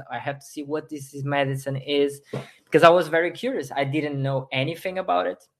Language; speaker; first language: English; non-native, fluent; Portuguese